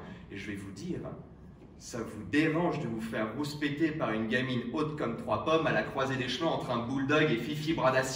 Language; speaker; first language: French; native; French